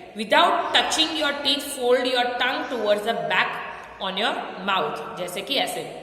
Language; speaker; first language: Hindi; non-native, local second language; Gujarati